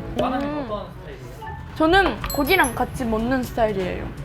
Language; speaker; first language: Korean; early bilingual, heritage; Japanese